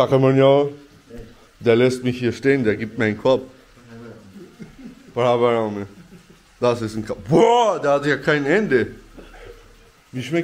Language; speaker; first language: German; early bilingual, other home language; Albanian